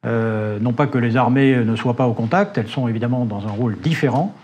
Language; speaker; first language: French; native; French